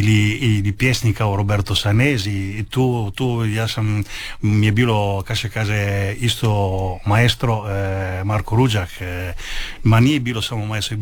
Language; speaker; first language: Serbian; non-native, learner; Italian